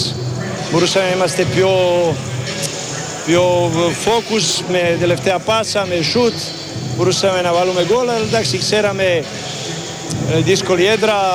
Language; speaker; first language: Greek; non-native, learner; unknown